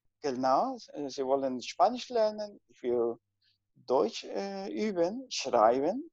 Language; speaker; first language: German; non-native, fluent; Spanish